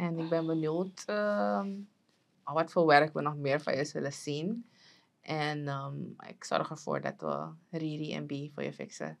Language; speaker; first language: Dutch; native; Dutch